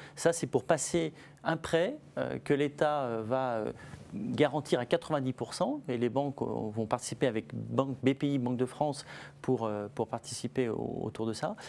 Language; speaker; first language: French; native; French